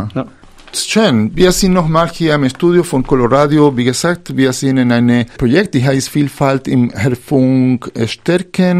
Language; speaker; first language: German; non-native, fluent; Spanish